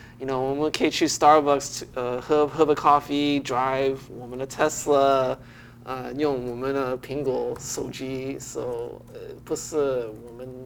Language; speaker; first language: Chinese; early bilingual, heritage; English